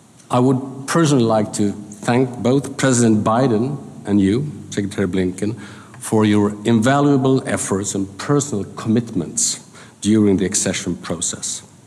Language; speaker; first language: English; non-native, fluent; Swedish